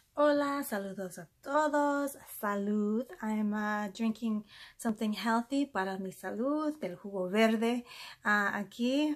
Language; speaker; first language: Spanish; early bilingual, heritage; English